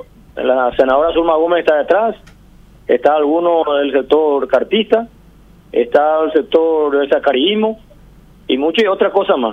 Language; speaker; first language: Spanish; native; Spanish